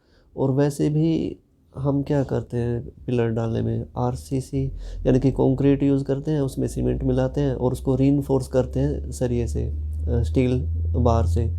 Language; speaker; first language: Hindi; native; Hindi